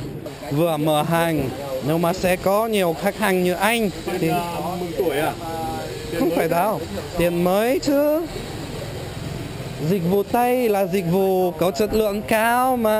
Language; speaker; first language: Vietnamese; non-native, fluent; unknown